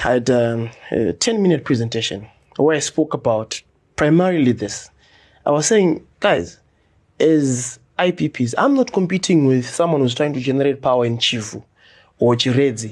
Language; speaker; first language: English; non-native, local second language; Shona